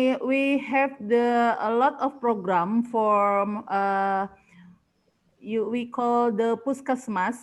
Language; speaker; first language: English; non-native, learner; Indonesian